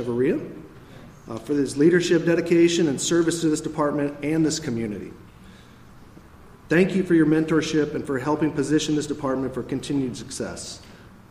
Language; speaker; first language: English; native; English